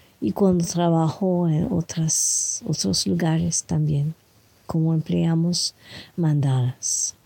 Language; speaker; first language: Spanish; non-native, fluent; French